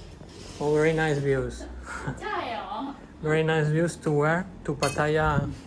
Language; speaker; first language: English; non-native, learner; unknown